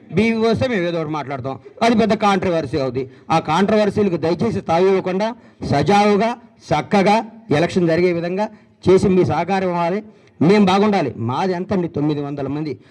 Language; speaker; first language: Telugu; native; Telugu